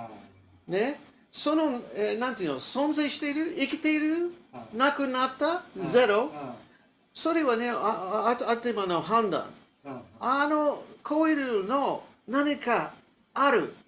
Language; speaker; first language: Japanese; non-native, learner; English